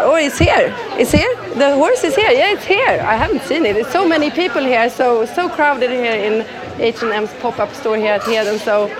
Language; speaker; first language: English; non-native, fluent; Swedish